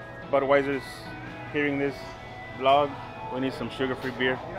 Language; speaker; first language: English; early bilingual, other home language; Spanish